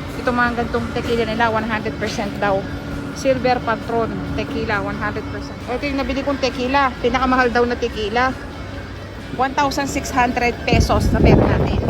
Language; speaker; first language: Filipino; non-native, local second language; Pampanga